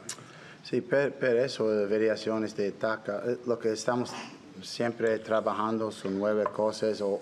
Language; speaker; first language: Spanish; non-native, learner; English